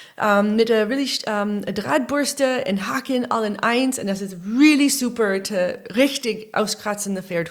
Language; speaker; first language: German; non-native, learner; English